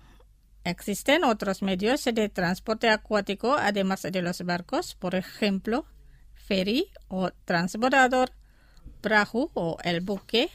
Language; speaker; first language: Spanish; non-native, fluent; Indonesian